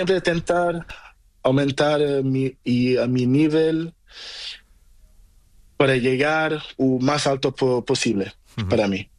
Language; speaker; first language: Spanish; non-native, learner; Portuguese